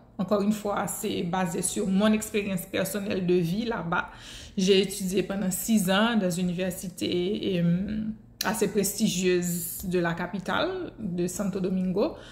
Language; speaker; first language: French; non-native, local second language; Haitian Creole